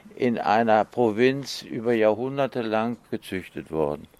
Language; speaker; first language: German; native; German